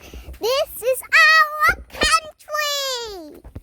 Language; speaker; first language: English; non-native, learner; Khmer